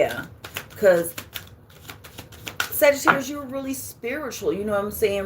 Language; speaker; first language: English; native; English